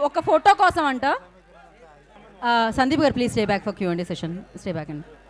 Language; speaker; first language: Telugu; native; Telugu